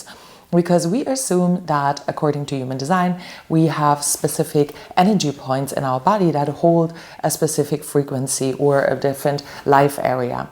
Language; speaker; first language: English; non-native, fluent; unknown